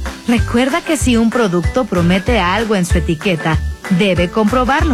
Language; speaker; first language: Spanish; native; Spanish